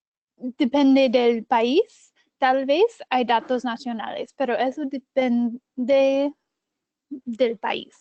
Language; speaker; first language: Spanish; non-native, learner; English